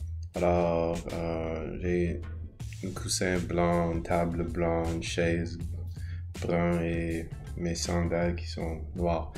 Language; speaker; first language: French; non-native, learner; English